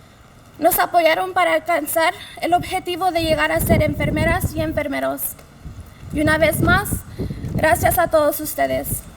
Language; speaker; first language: Spanish; early bilingual, heritage; Spanish